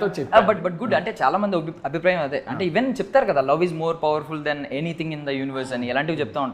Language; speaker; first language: Telugu; native; Telugu